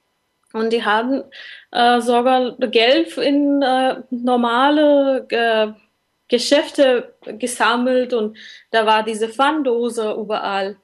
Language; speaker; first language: German; non-native, learner; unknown